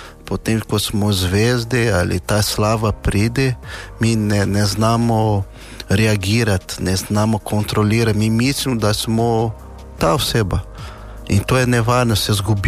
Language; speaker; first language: Slovenian; non-native, learner; Portuguese